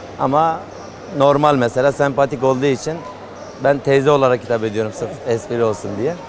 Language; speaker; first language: Turkish; native; Turkish